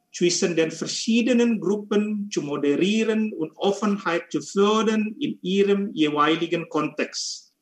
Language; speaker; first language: German; non-native, fluent; Indonesian